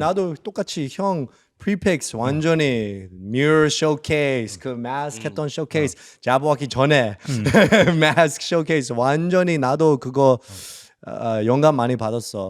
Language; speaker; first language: Korean; early bilingual, heritage; English